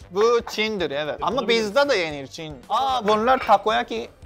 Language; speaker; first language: Turkish; non-native, fluent; Japanese